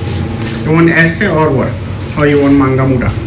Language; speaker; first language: English; non-native, local second language; Hindi